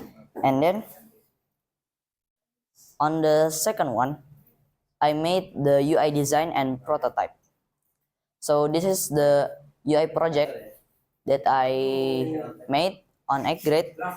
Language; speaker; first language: English; non-native, learner; Indonesian